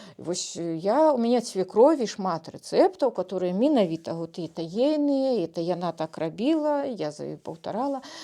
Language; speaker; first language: Belarusian; native; Belarusian